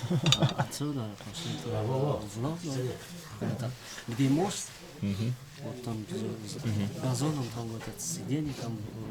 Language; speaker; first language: Russian; non-native, local second language; Tajik